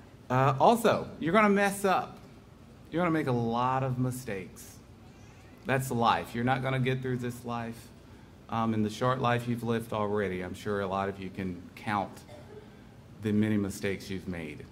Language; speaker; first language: English; native; English